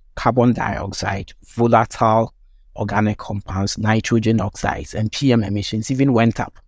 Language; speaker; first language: English; non-native, local second language; Akan